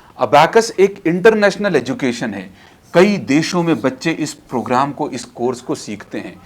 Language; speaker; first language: Hindi; native; Hindi